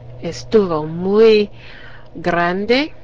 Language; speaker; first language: Spanish; non-native, learner; English